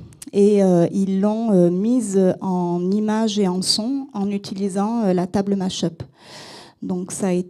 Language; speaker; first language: French; native; French